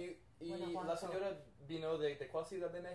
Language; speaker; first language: Spanish; non-native, learner; English